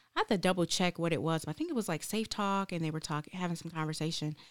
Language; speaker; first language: English; native; English